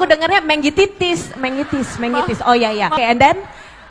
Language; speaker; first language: Indonesian; native; Indonesian